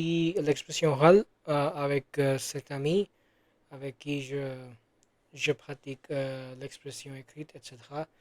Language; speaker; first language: French; non-native, learner; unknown